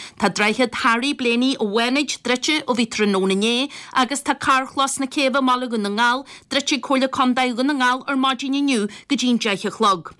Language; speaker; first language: Irish; native; Irish